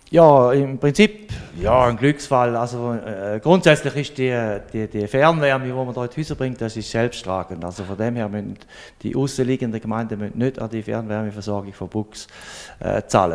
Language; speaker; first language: German; native; German